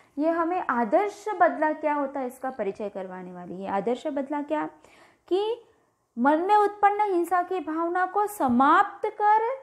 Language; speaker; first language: Hindi; non-native, local second language; Marathi